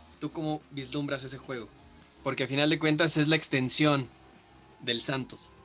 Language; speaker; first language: Spanish; native; Spanish